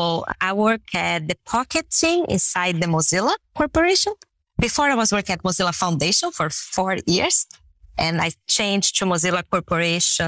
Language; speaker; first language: English; non-native, fluent; Portuguese